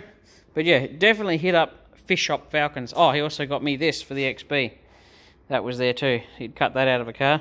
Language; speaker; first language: English; native; English